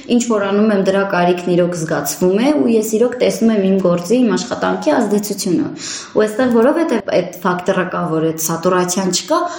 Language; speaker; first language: Armenian; early bilingual, heritage; Armenian